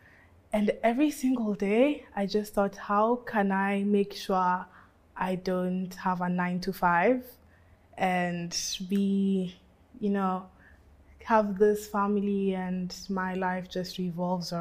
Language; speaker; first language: English; native; English